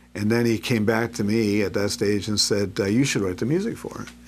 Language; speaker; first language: English; native; English